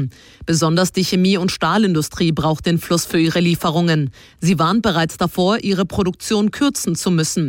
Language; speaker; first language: German; native; German